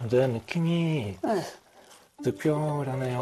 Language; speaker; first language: Korean; non-native, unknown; German